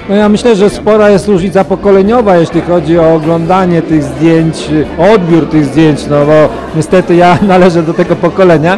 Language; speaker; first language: Polish; native; Polish